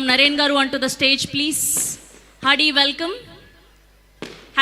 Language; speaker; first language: Telugu; native; Telugu